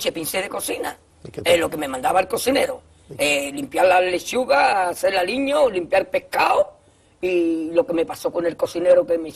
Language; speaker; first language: Spanish; native; Spanish